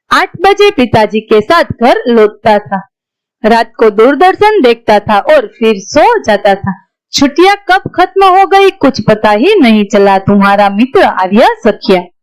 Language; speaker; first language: Hindi; non-native, local second language; Gujarati